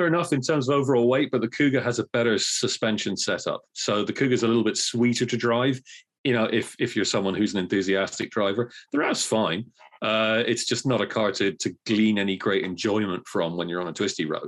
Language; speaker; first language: English; native; English